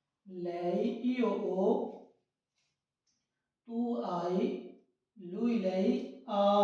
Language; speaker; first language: Italian; non-native, fluent; Hindi